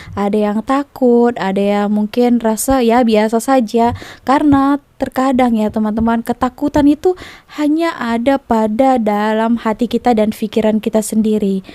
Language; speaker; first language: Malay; native; Malay